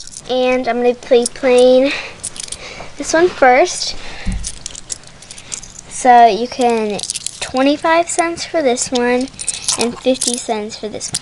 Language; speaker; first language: English; native; English